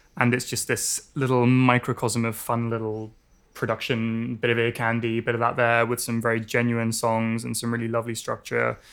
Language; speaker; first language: English; native; English